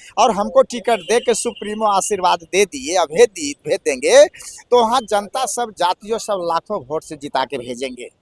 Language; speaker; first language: Hindi; native; Hindi